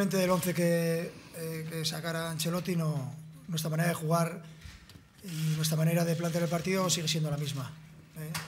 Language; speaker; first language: Spanish; native; Spanish